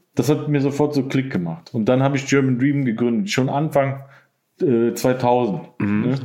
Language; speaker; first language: German; native; German